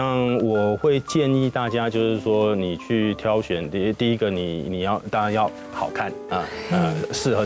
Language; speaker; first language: Chinese; native; Chinese